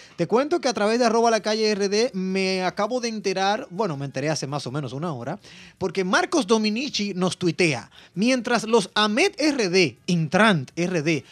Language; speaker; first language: Spanish; native; Spanish